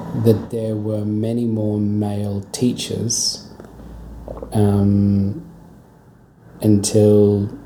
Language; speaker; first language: English; native; English